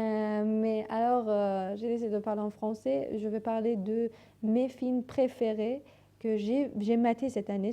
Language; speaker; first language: French; non-native, learner; Persian